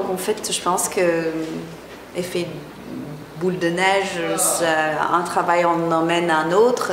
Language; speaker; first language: French; non-native, fluent; English